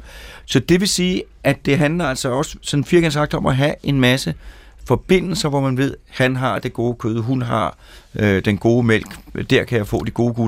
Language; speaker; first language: Danish; native; Danish